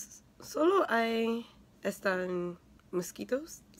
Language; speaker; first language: Spanish; non-native, learner; English